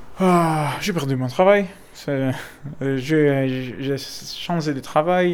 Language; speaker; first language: French; non-native, learner; Greek